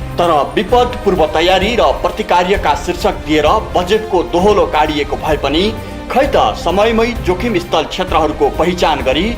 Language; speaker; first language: Nepali; native; Nepali